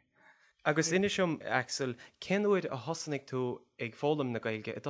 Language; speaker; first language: Irish; native; Irish